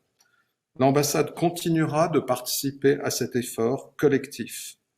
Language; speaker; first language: French; native; French